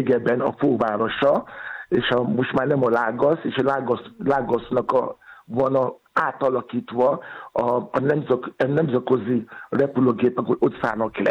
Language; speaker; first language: Hungarian; non-native, fluent; Yoruba